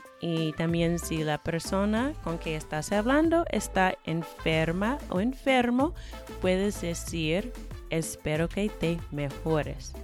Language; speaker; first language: Spanish; non-native, fluent; English